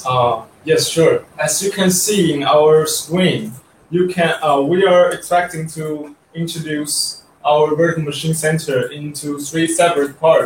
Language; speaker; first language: English; non-native, learner; Chinese